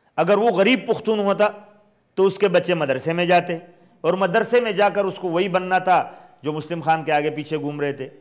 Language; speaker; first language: Urdu; non-native, local second language; Pashto